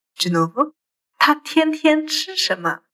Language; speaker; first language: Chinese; non-native, fluent; Portuguese